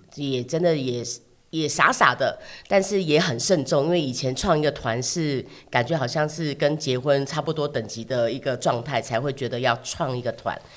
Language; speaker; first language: Chinese; native; Chinese